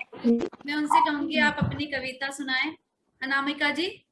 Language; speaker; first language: Hindi; native; Hindi